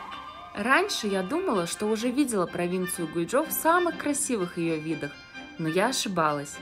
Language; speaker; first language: Russian; native; Russian